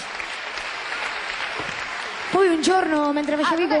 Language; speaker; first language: Italian; native; Italian